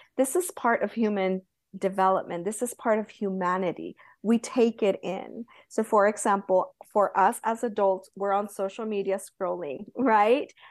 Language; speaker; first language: English; early bilingual, other home language; Spanish